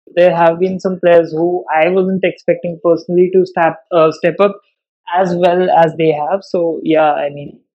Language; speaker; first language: English; non-native, local second language; Hindi